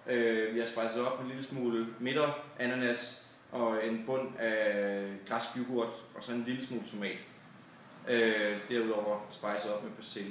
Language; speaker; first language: Danish; native; Danish